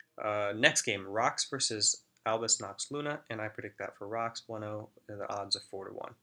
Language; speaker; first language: English; native; English